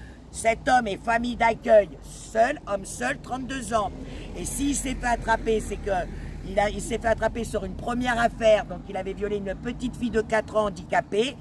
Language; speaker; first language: French; native; French